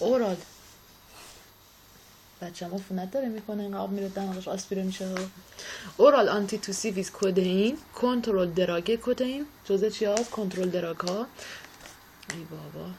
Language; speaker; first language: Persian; native; Persian